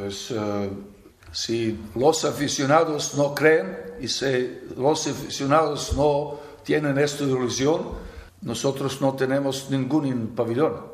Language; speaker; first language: Spanish; non-native, fluent; Serbian